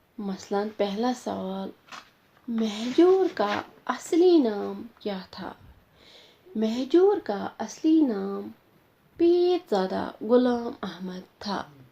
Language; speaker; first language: Urdu; non-native, local second language; Kashmiri